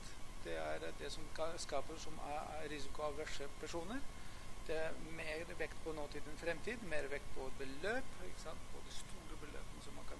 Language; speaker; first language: Norwegian; non-native, fluent; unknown